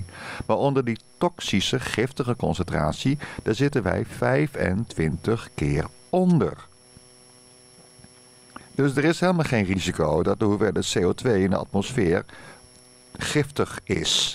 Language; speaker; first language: Dutch; native; Dutch